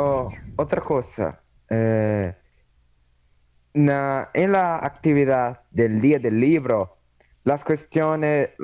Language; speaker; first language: Spanish; non-native, learner; Portuguese